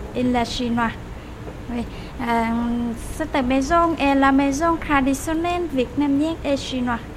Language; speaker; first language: French; non-native, learner; Vietnamese